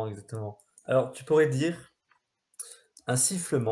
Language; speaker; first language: French; native; French